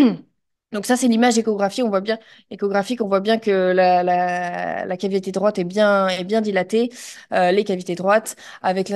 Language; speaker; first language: French; native; French